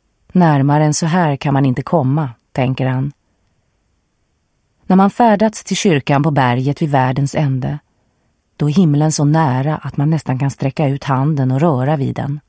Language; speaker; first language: Swedish; native; Swedish